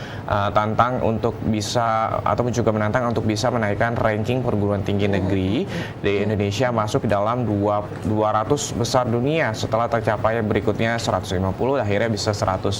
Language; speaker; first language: Indonesian; native; Indonesian